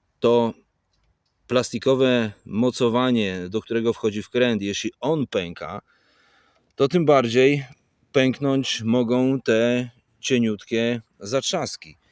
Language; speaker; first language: Polish; native; Polish